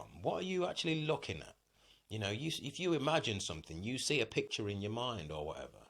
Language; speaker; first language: English; native; English